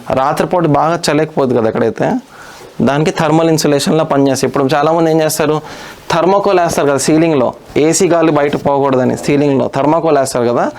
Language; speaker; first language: Telugu; non-native, local second language; Hindi